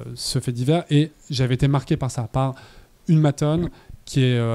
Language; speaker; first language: French; native; French